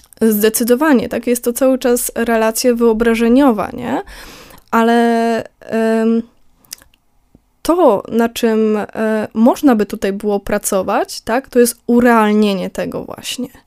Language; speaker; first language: Polish; native; Polish